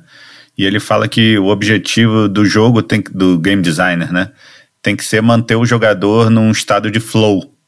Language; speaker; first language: Portuguese; native; Portuguese